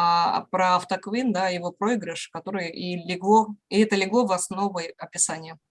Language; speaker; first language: Russian; native; Russian